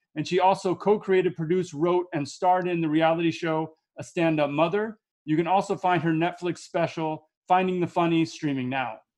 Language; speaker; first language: English; native; English